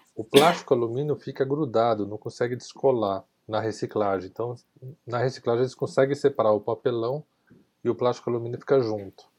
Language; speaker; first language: Portuguese; native; Portuguese